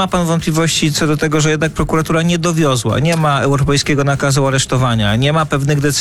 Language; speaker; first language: Polish; native; Polish